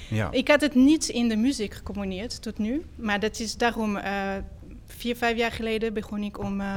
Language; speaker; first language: Dutch; non-native, fluent; French